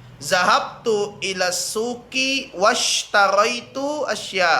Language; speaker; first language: Arabic; non-native, fluent; Indonesian